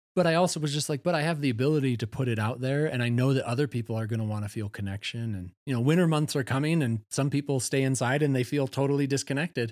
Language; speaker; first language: English; native; English